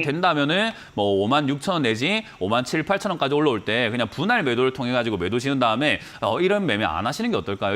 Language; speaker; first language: Korean; native; Korean